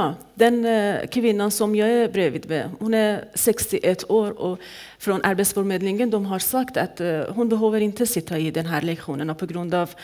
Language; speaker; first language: Swedish; non-native, fluent; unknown